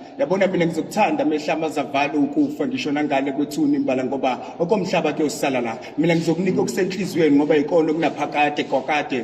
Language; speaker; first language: Zulu; native; Zulu